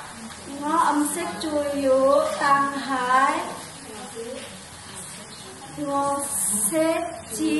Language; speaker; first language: Cantonese; non-native, learner; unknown